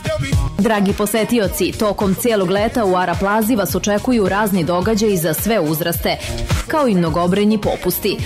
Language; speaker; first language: Serbian; native; Serbian